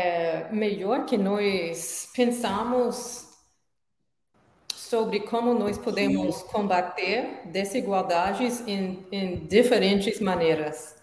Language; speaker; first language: Portuguese; non-native, learner; English